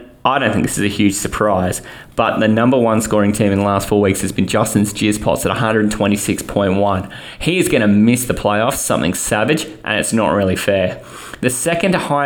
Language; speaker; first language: English; native; English